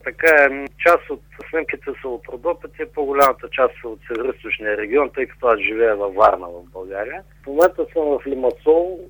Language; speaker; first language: Bulgarian; native; Bulgarian